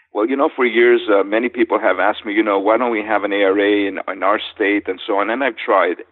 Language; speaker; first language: English; native; English